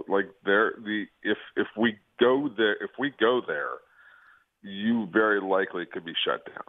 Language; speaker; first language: English; native; English